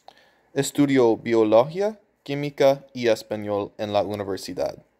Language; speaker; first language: Spanish; non-native, fluent; English